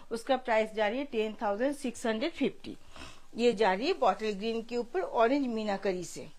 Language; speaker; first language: Hindi; non-native, local second language; Bangla